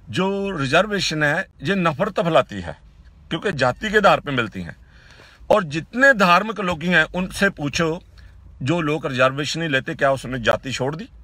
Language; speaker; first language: Hindi; non-native, local second language; Punjabi